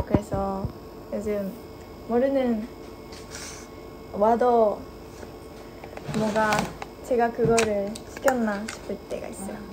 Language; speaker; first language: Korean; non-native, fluent; Japanese